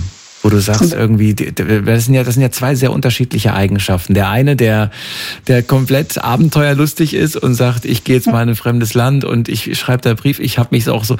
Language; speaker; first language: German; native; German